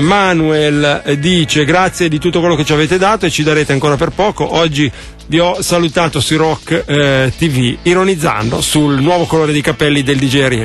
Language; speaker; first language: Italian; native; Italian